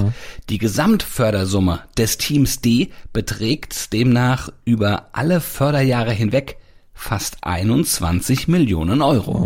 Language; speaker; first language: German; native; German